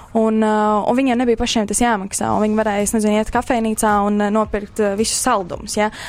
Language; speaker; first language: Latvian; native; Latvian